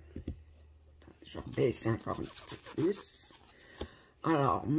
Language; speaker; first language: French; native; French